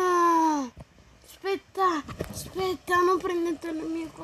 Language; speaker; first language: Italian; early bilingual, other home language; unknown